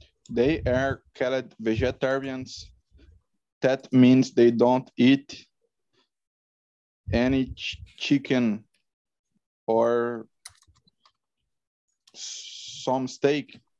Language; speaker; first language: English; non-native, learner; Portuguese